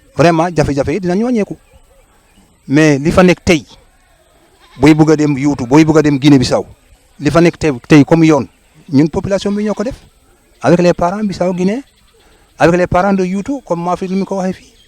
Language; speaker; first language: Wolof; non-native, local second language; Jola-Fonyi